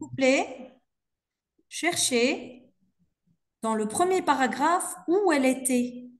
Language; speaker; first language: French; non-native, local second language; Arabic